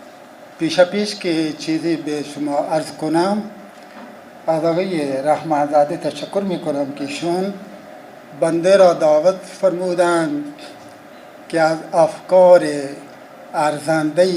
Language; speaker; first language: Persian; non-native, fluent; Urdu